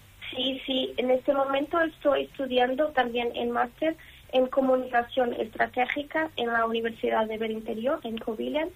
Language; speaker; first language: Spanish; non-native, learner; Portuguese